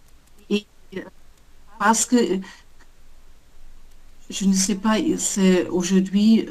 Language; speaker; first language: French; non-native, learner; German